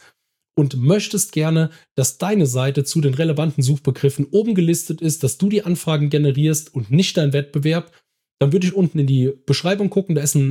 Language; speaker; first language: German; native; German